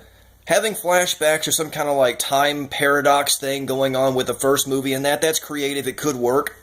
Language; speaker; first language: English; native; English